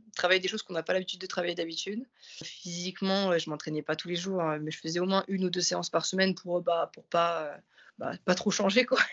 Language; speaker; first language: French; native; French